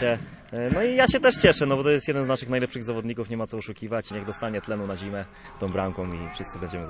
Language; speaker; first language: Polish; native; Polish